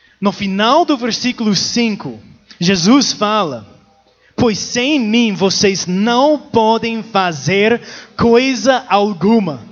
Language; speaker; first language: Portuguese; non-native, learner; English